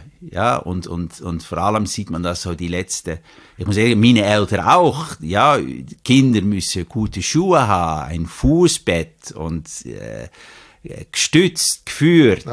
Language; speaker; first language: German; native; German